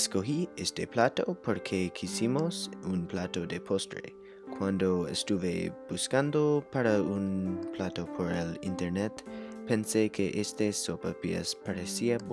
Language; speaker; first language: Spanish; non-native, learner; English